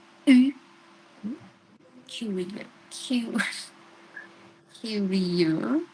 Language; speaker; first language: French; non-native, learner; Vietnamese